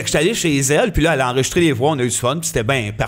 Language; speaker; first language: French; native; French